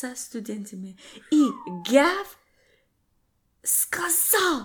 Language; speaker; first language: Russian; non-native, learner; English